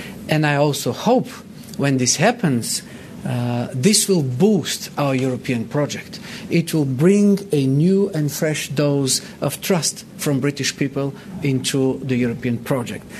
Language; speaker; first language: English; non-native, fluent; Bulgarian